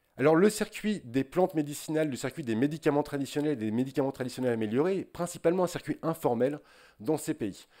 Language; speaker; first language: French; native; French